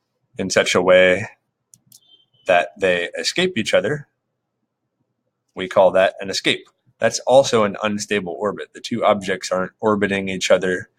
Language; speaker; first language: English; native; English